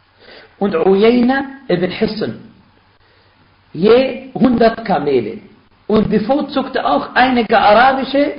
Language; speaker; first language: German; non-native, fluent; Arabic